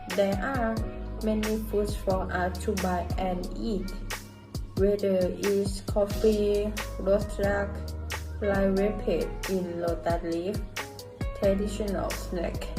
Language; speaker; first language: English; non-native, fluent; Thai